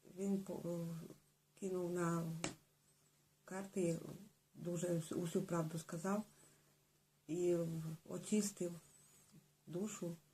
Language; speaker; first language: Ukrainian; native; Ukrainian